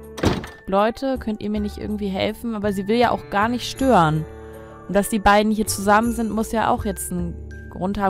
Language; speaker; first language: German; native; German